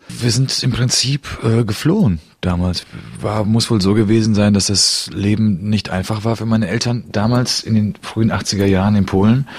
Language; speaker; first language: German; early bilingual, other home language; Polish